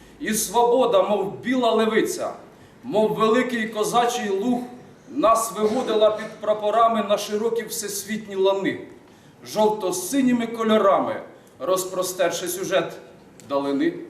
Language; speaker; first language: Ukrainian; native; Ukrainian